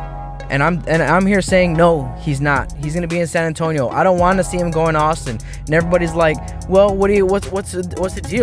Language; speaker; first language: English; native; English